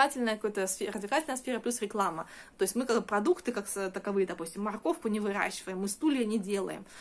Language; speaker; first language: Russian; early bilingual, heritage; Russian